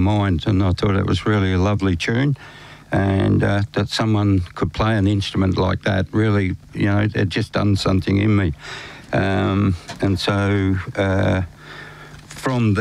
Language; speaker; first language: English; native; English